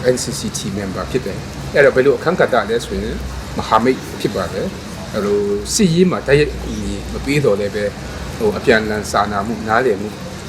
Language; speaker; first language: Burmese; non-native, local second language; Kachin